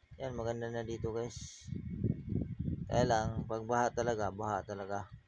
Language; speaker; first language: Filipino; native; Filipino